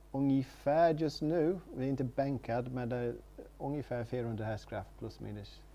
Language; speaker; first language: Swedish; non-native, learner; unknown